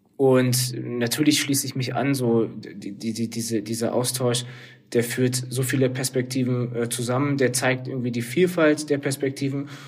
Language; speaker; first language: German; early bilingual, other home language; Turkish